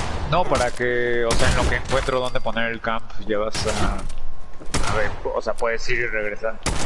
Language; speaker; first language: Spanish; native; Spanish